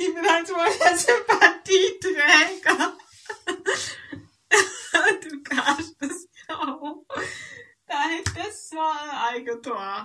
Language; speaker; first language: German; native; German